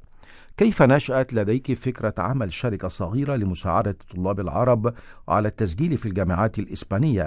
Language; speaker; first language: Arabic; native; Arabic